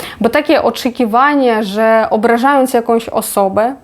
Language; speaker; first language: Polish; non-native, fluent; Ukrainian